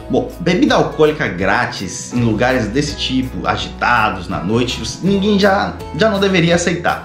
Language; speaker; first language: Portuguese; native; Portuguese